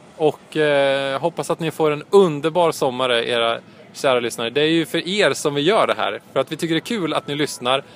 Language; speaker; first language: Swedish; native; Swedish